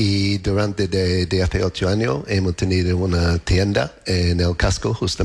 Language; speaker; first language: Spanish; non-native, learner; English